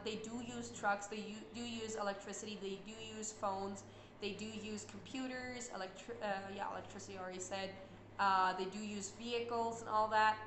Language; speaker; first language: English; early bilingual, other home language; Plautdietsch